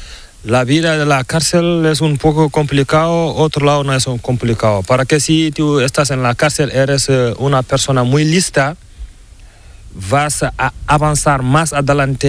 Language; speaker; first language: Spanish; non-native, local second language; Fula